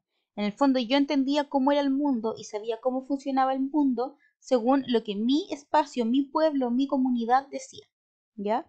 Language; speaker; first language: Spanish; native; Spanish